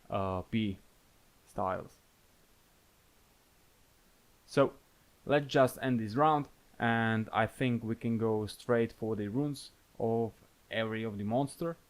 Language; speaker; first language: English; non-native, fluent; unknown